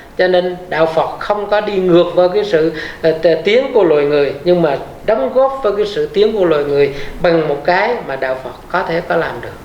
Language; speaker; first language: Vietnamese; native; Vietnamese